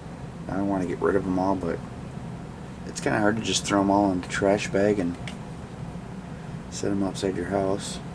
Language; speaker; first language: English; native; English